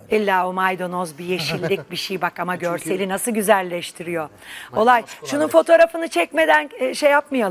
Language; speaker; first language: Turkish; native; Turkish